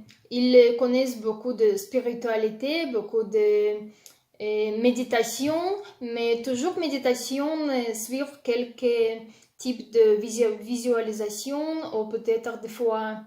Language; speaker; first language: French; non-native, learner; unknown